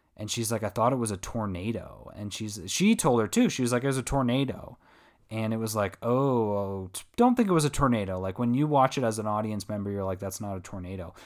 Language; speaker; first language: English; native; English